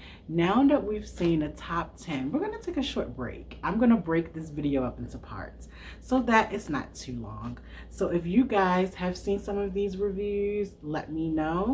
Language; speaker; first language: English; native; English